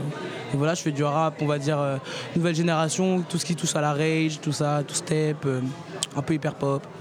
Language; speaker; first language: French; native; French